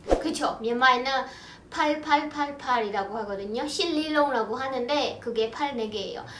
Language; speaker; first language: Korean; non-native, fluent; Burmese